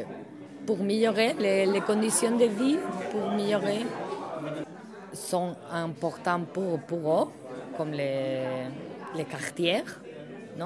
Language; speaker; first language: French; non-native, learner; Spanish